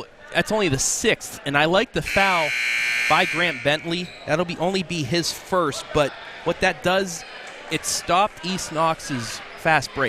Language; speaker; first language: English; native; English